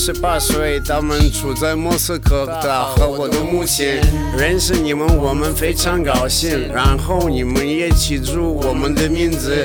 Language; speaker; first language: Chinese; non-native, learner; Russian